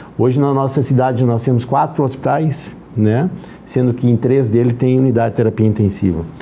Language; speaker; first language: Portuguese; native; Portuguese